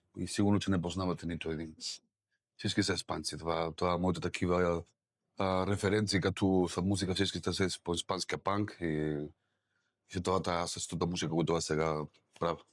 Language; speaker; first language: Bulgarian; non-native, learner; Spanish